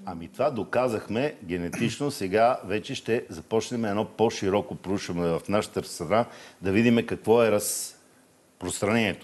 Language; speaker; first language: Bulgarian; native; Bulgarian